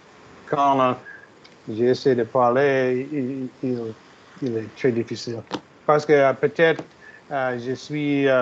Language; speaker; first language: French; non-native, learner; English